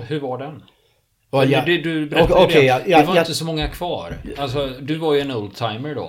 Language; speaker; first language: Swedish; native; Swedish